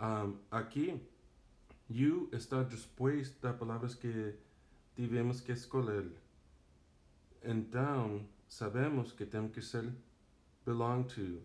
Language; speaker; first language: Portuguese; non-native, fluent; English